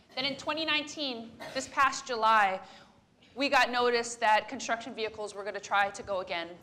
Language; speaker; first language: English; native; English